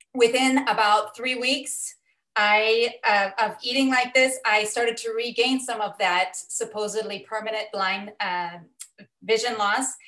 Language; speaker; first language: English; native; English